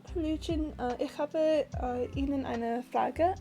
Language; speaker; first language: German; non-native, learner; English